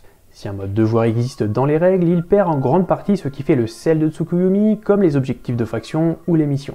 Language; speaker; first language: French; native; French